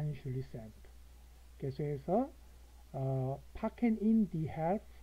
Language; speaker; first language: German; non-native, learner; Korean